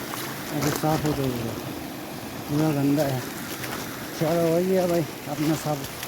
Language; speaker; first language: Hindi; non-native, local second language; Tibetan